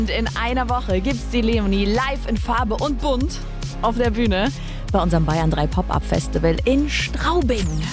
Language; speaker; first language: German; native; German